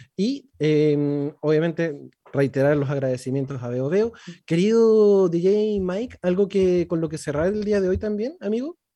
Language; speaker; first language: Spanish; native; Spanish